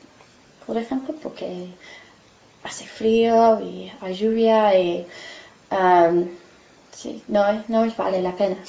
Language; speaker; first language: Spanish; non-native, fluent; English